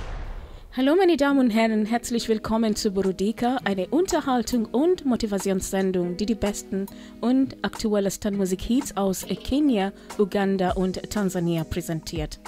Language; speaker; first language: German; non-native, local second language; Swahili